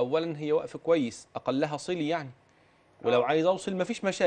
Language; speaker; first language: Arabic; native; Arabic